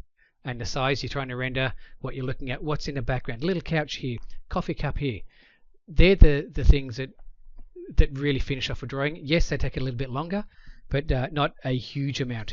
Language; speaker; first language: English; native; English